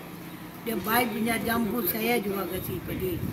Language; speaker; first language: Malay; non-native, local second language; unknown